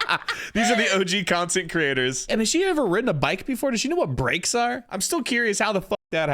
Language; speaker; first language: English; native; English